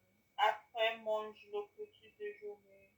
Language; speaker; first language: French; non-native, learner; English